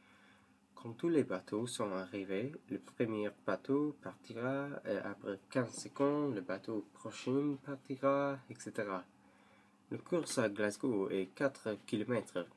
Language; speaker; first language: French; non-native, learner; English